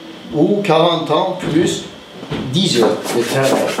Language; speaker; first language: French; non-native, fluent; Turkish